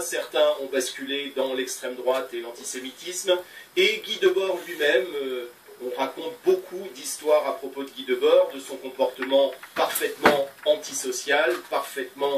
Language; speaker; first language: French; native; French